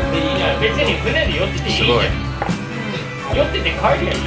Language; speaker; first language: Japanese; native; Japanese